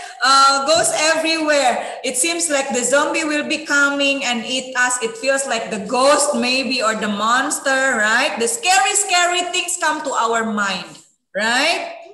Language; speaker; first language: English; non-native, fluent; Indonesian